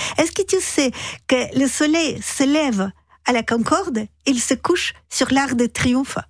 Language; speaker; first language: French; non-native, fluent; Russian